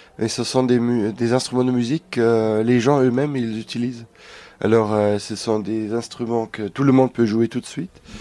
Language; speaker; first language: French; non-native, fluent; German